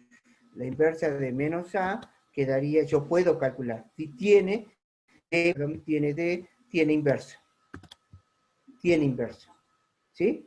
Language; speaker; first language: Spanish; native; Spanish